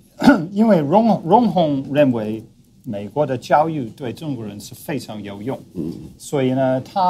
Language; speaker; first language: Chinese; non-native, fluent; English